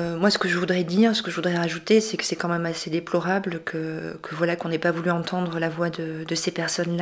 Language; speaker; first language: French; native; French